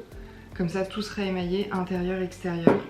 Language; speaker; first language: French; native; French